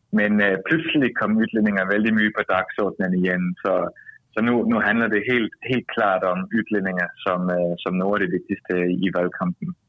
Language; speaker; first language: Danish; native; Danish